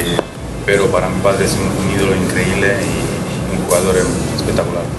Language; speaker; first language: Spanish; non-native, fluent; Italian